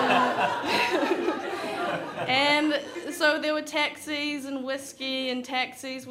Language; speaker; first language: English; native; English